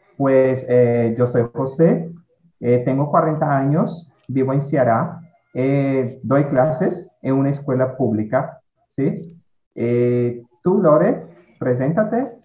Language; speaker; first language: Spanish; non-native, fluent; Portuguese